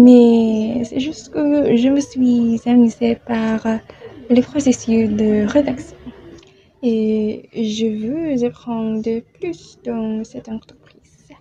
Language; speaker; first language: French; non-native, learner; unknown